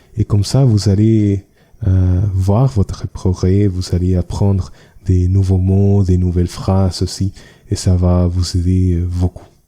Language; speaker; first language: French; non-native, learner; Spanish